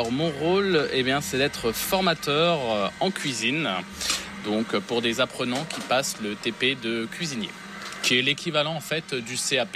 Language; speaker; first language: French; native; French